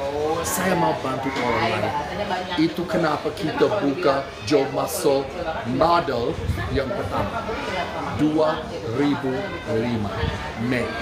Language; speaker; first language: Indonesian; non-native, fluent; English